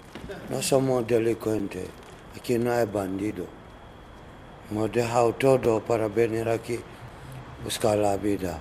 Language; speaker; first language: Spanish; non-native, learner; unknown